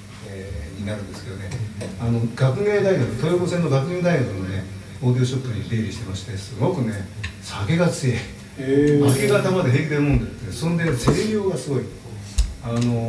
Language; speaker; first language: Japanese; native; Japanese